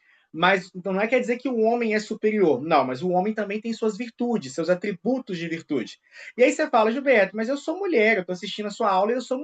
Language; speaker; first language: Portuguese; native; Portuguese